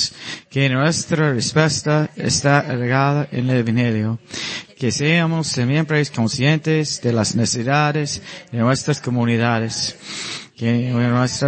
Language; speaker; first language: Spanish; non-native, learner; English